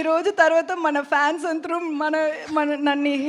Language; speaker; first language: Telugu; non-native, learner; Tamil